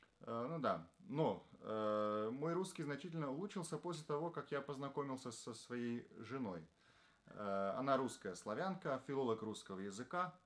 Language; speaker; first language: Russian; non-native, fluent; Slovenian